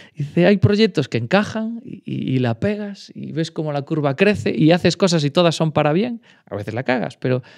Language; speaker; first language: Spanish; native; Spanish